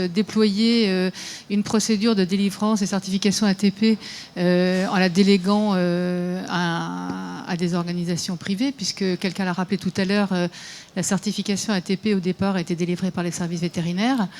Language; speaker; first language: French; native; French